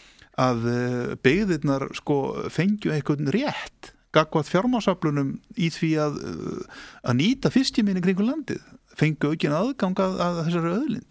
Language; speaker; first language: Icelandic; native; Icelandic